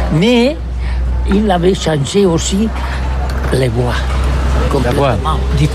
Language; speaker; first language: French; non-native, learner; Catalan